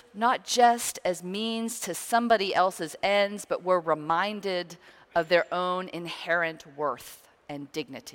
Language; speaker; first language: English; native; English